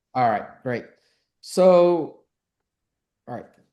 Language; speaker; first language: English; native; English